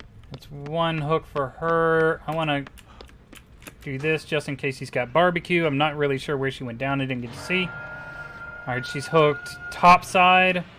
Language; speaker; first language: English; native; English